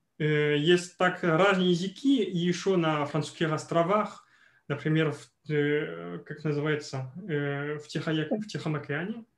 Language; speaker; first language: Russian; non-native, fluent; French